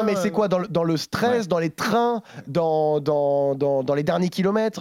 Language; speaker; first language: French; native; French